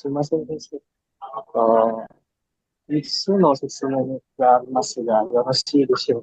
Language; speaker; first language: Japanese; non-native, learner; Indonesian